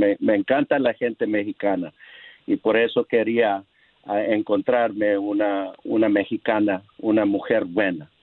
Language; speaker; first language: Spanish; non-native, learner; English